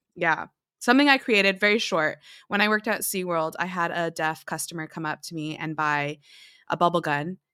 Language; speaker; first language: English; early bilingual, other home language; Filipino